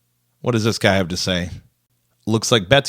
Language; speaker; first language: English; native; English